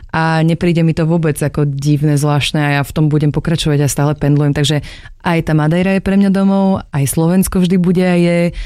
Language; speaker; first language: Slovak; non-native, local second language; English